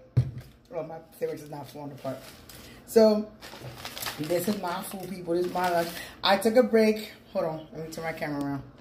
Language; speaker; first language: English; native; English